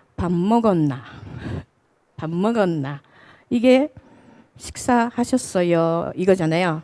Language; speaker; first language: Korean; non-native, fluent; Japanese